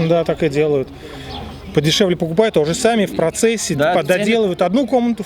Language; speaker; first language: Russian; native; Russian